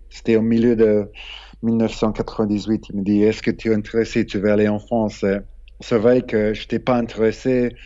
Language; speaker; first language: French; non-native, fluent; English